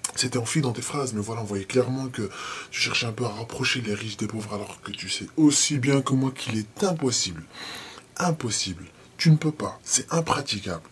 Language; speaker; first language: French; non-native, local second language; Arabic